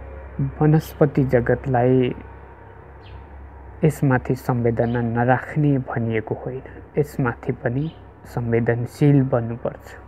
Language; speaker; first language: Nepali; native; Nepali